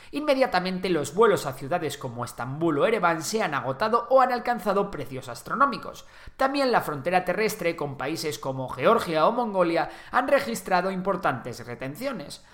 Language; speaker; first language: Spanish; native; Spanish